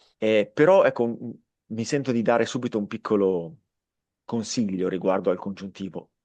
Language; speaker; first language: Italian; native; Italian